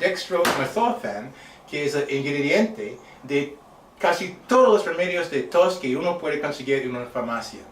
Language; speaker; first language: Spanish; non-native, fluent; English